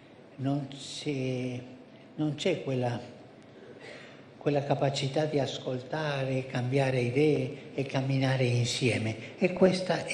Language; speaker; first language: Italian; non-native, fluent; Spanish